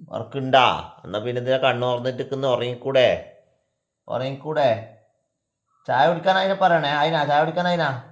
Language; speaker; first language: Malayalam; native; Malayalam